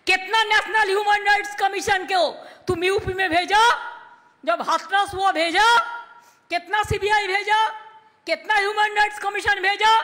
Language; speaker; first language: Hindi; non-native, local second language; Bangla